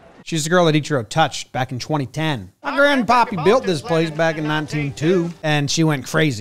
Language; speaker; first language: English; native; English